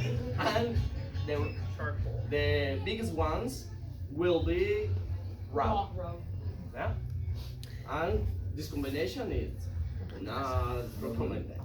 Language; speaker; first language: English; non-native, learner; Spanish